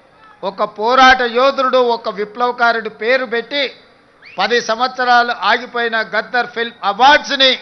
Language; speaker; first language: Telugu; native; Telugu